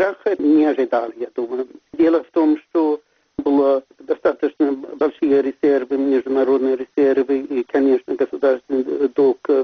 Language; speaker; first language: Russian; non-native, fluent; Swedish